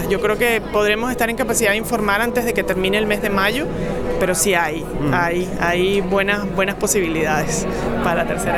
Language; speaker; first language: Spanish; native; Spanish